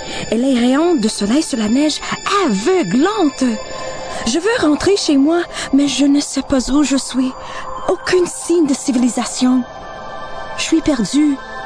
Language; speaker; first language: French; non-native, local second language; English